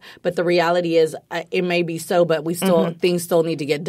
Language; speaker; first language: English; native; English